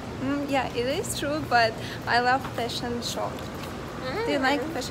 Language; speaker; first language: English; non-native, fluent; Russian